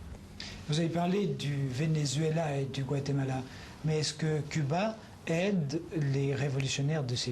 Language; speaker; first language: French; native; French